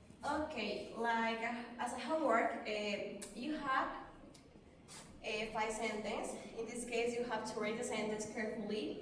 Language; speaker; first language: English; non-native, learner; Spanish